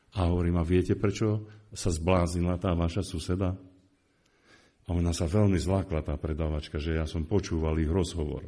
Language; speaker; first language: Slovak; native; Slovak